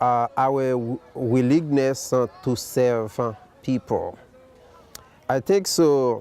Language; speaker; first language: English; non-native, local second language; Haitian Creole